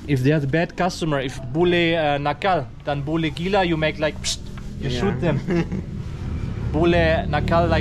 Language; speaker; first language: English; non-native, fluent; German